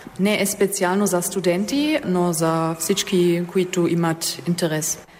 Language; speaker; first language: Bulgarian; non-native, learner; German